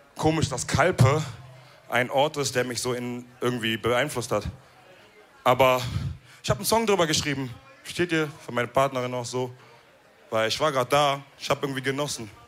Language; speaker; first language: German; early bilingual, other home language; Wolof